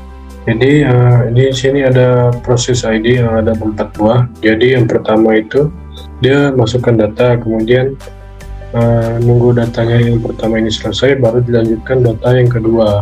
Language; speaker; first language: Indonesian; native; Indonesian